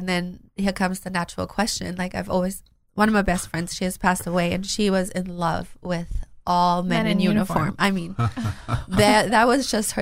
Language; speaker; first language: English; non-native, fluent; German